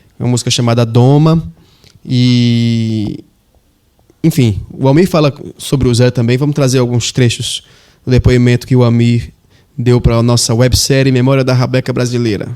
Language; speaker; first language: Portuguese; native; Portuguese